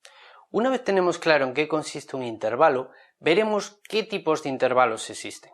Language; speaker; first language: Spanish; native; Spanish